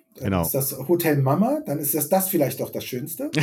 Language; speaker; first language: German; native; German